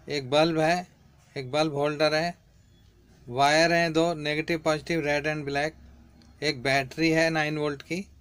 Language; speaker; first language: Hindi; native; Hindi